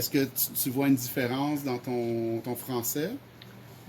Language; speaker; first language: French; native; French